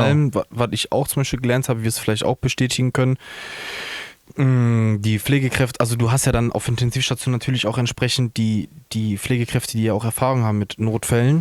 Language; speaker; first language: German; native; German